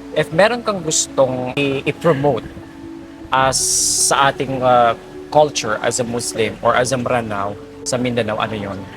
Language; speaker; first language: Filipino; non-native, local second language; Maranao